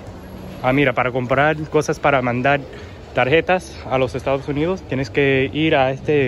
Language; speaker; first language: Spanish; early bilingual, heritage; English